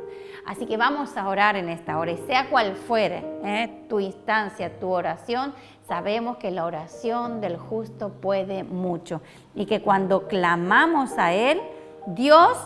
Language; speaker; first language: Spanish; native; Spanish